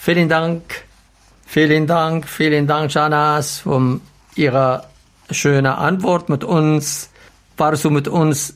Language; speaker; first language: German; non-native, learner; Arabic